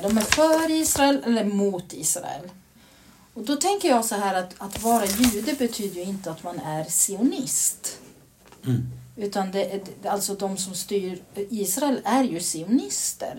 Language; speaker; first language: Swedish; native; Swedish